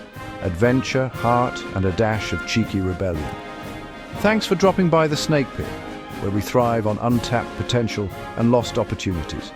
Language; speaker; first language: English; native; English